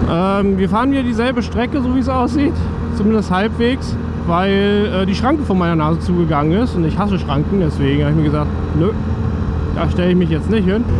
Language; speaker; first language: German; native; German